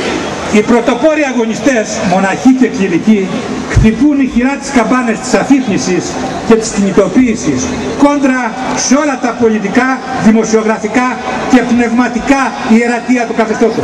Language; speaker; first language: Greek; native; Greek